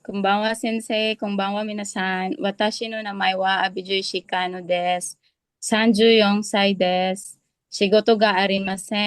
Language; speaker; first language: Japanese; non-native, learner; Filipino